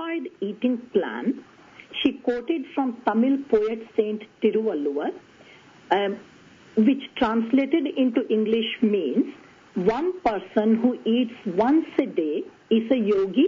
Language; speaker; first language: English; non-native, local second language; Tamil